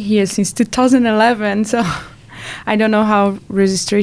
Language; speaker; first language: English; non-native, fluent; Portuguese